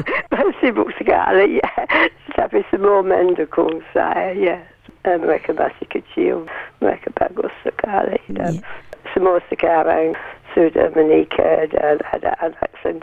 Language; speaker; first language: Indonesian; non-native, learner; English